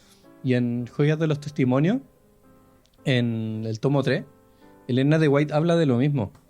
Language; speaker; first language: Spanish; native; Spanish